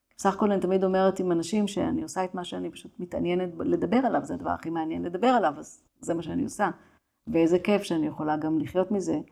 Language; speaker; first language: Hebrew; native; Hebrew